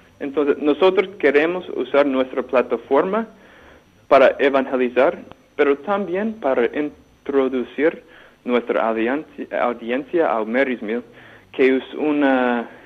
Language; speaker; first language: Spanish; non-native, fluent; English